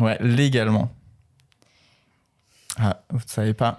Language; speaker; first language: French; native; French